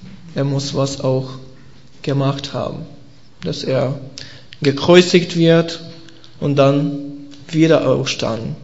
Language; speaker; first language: German; non-native, learner; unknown